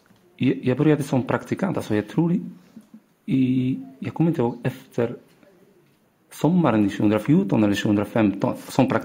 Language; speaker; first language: Swedish; non-native, learner; Arabic